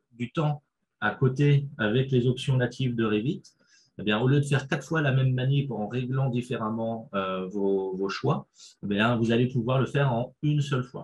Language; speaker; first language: French; native; French